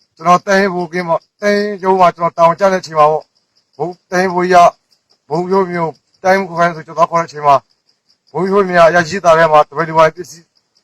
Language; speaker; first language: Burmese; non-native, local second language; Karen languages